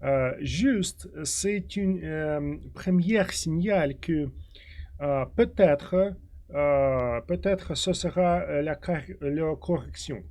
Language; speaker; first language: French; non-native, fluent; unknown